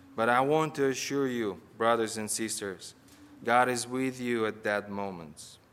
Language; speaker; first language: English; non-native, fluent; Russian